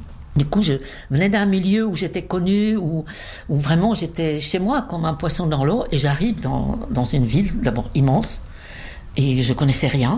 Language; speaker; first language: French; non-native, fluent; Czech